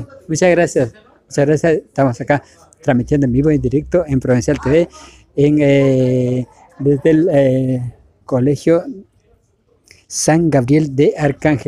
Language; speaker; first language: Spanish; native; Spanish